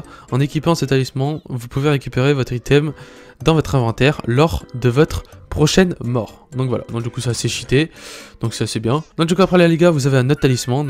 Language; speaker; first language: French; native; French